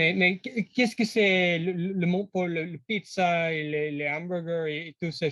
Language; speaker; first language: French; non-native, learner; English